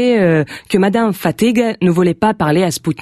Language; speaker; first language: French; non-native, fluent; Russian